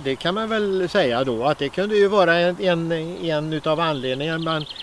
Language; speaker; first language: Swedish; native; Swedish